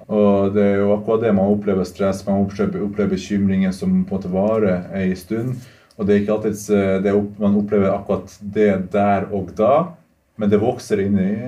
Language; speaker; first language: Norwegian; native; Norwegian